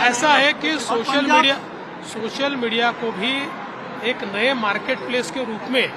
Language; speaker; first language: Hindi; non-native, local second language; Marathi